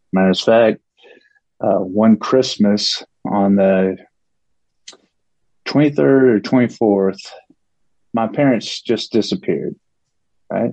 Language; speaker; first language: English; native; English